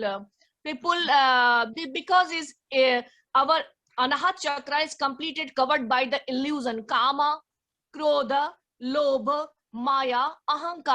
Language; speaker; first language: English; non-native, learner; Hindi